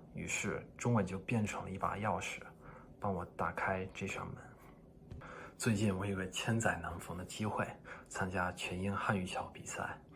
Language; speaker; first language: Chinese; non-native, fluent; English